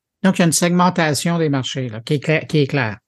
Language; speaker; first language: French; native; French